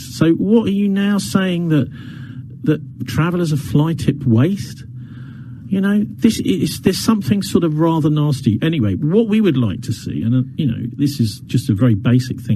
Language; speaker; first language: English; native; English